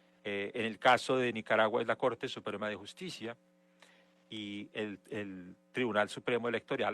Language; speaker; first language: Spanish; native; Spanish